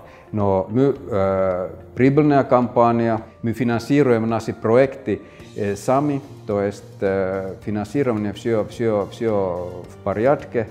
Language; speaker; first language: Russian; non-native, fluent; Finnish